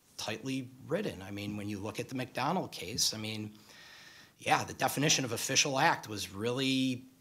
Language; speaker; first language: English; native; English